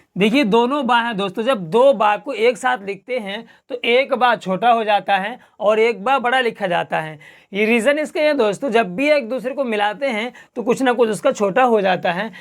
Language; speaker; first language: Hindi; native; Hindi